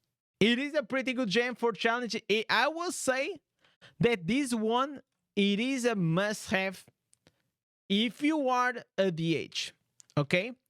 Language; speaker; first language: English; non-native, fluent; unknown